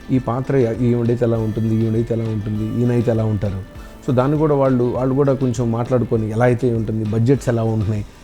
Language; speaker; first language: Telugu; native; Telugu